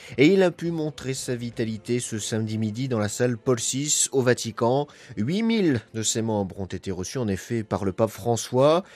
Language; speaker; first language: French; native; French